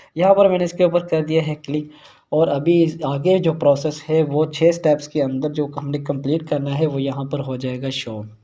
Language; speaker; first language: Urdu; non-native, local second language; Punjabi